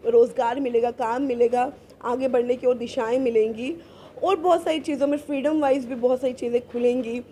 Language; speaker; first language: Hindi; native; Hindi